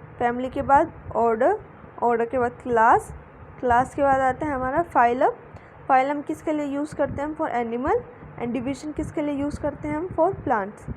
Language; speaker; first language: Hindi; native; Hindi